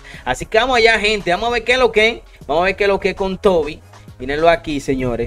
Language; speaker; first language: Spanish; native; Spanish